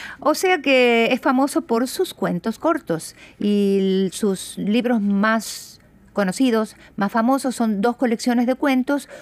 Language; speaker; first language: Spanish; native; Spanish